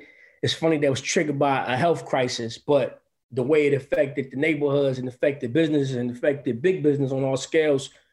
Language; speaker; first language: English; native; English